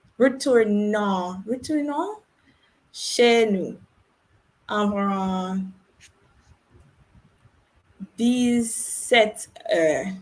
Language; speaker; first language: French; non-native, learner; English